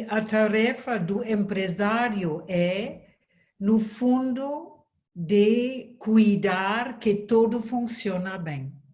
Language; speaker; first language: Portuguese; non-native, fluent; German